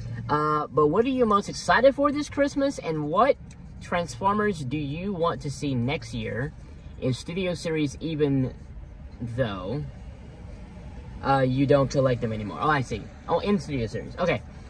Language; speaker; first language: English; native; English